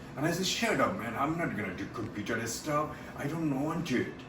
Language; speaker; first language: English; non-native, local second language; Bangla